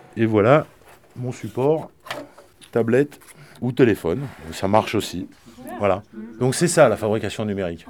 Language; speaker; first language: French; native; French